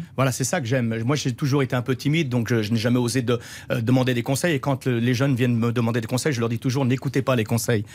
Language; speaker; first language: French; native; French